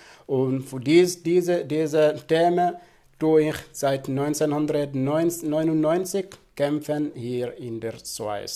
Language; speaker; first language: German; non-native, fluent; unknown